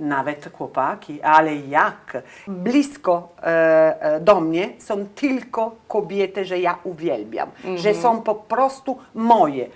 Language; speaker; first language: Polish; non-native, learner; Italian